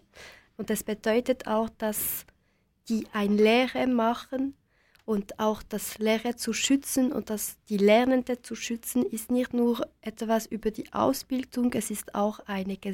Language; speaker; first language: German; non-native, local second language; French